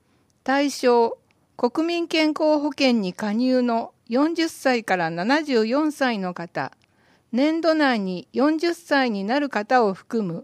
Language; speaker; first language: Japanese; native; Japanese